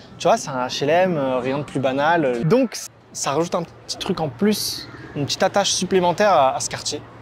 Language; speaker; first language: French; early bilingual, other home language; Arabic